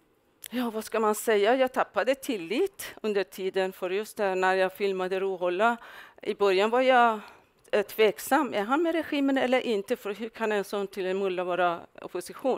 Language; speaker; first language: Swedish; non-native, fluent; Persian